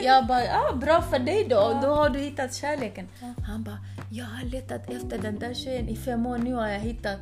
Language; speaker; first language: Swedish; early bilingual, other home language; Kurdish